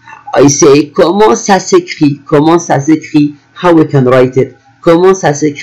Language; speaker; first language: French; non-native, fluent; Arabic